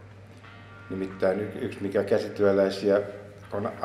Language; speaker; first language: Finnish; native; Finnish